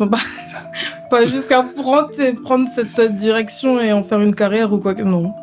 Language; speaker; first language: French; early bilingual, other home language; Lingala